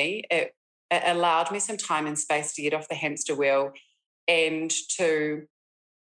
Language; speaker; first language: English; native; English